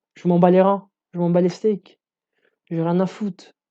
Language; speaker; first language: French; non-native, fluent; English